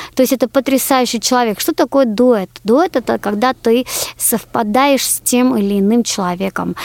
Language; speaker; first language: Russian; non-native, local second language; Georgian